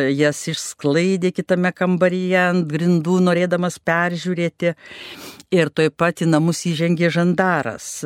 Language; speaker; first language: Lithuanian; native; Lithuanian